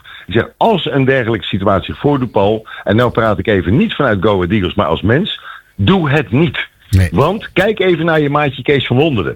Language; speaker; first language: Dutch; native; Dutch